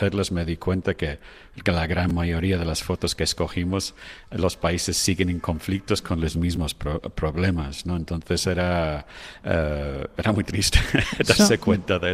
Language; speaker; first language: Spanish; non-native, fluent; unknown